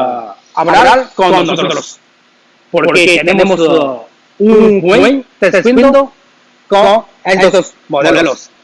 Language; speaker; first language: Spanish; non-native, learner; Chinese